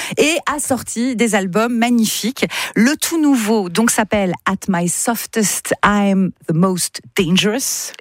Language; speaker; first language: French; native; French